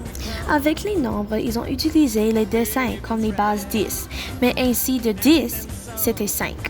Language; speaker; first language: French; non-native, learner; English